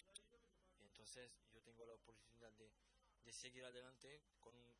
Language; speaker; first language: Spanish; non-native, fluent; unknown